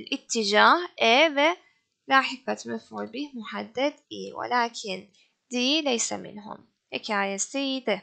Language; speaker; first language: Arabic; non-native, fluent; Turkish